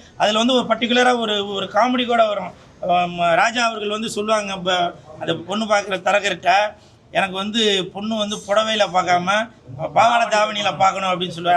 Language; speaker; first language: Tamil; native; Tamil